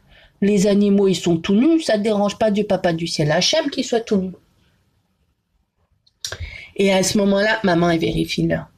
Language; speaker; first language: French; native; French